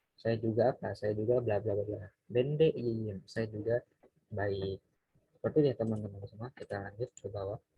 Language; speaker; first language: Indonesian; native; Indonesian